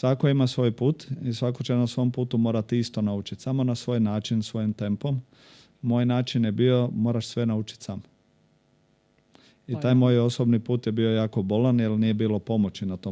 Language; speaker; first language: Croatian; native; Croatian